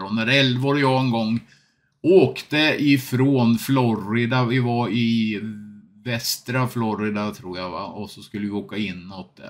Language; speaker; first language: Swedish; native; Swedish